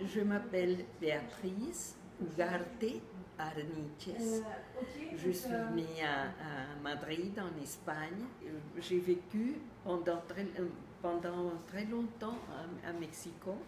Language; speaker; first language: French; non-native, fluent; Spanish